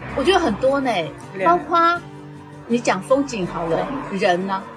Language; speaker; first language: Chinese; native; Chinese